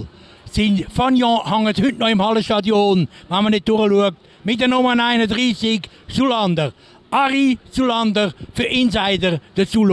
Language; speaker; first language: German; native; German